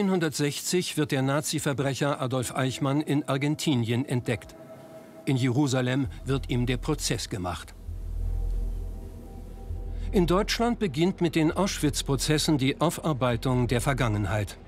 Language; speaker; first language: German; native; German